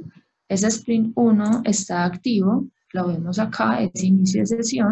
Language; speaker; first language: Spanish; native; Spanish